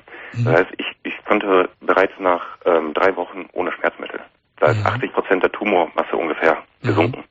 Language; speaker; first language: German; native; German